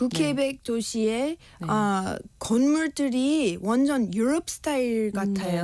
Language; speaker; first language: Korean; non-native, learner; English